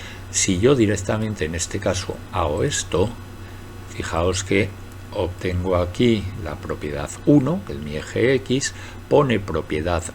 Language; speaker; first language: Spanish; native; Spanish